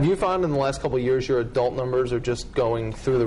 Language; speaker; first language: English; native; English